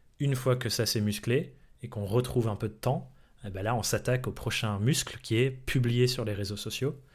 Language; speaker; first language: French; early bilingual, other home language; English